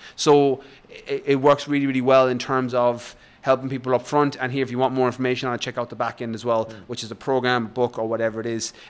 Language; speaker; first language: English; native; English